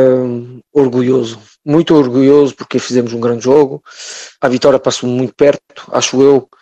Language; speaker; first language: Portuguese; early bilingual, heritage; French